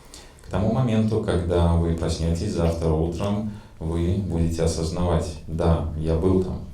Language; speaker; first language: Russian; native; Russian